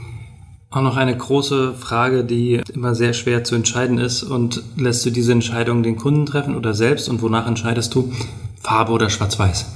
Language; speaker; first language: German; native; German